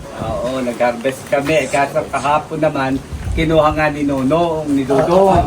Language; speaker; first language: Filipino; native; Filipino